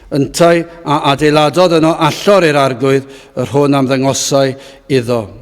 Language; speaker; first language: Welsh; native; Welsh